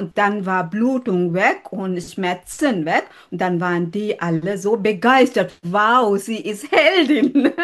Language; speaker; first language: German; non-native, learner; Sinhala